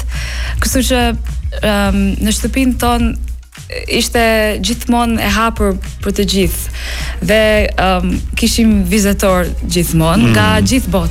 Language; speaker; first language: Albanian; non-native, fluent; English